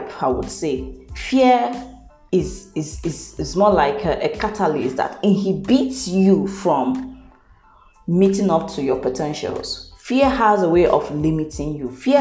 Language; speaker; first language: English; non-native, local second language; Igbo